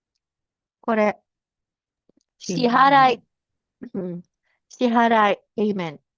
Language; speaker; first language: Japanese; non-native, fluent; Filipino